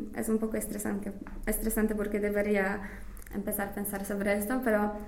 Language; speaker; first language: Spanish; non-native, fluent; English